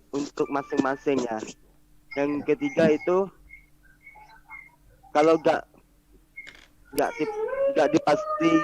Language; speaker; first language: Indonesian; non-native, learner; Malay